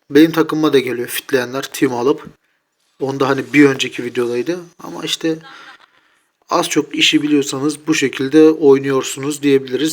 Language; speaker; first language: Turkish; native; Turkish